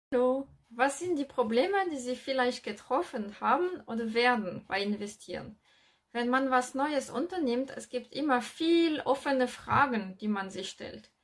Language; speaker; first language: German; non-native, learner; French